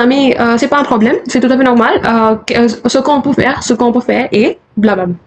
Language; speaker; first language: French; non-native, fluent; Hindi